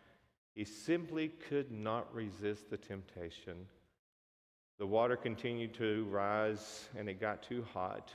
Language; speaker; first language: English; native; English